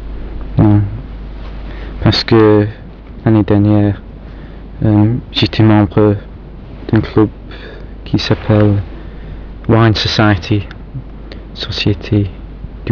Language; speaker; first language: French; non-native, fluent; English